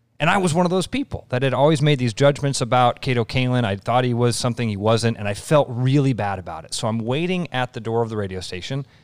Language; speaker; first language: English; native; English